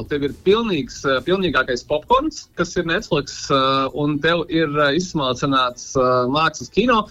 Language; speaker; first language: Latvian; non-native, local second language; Russian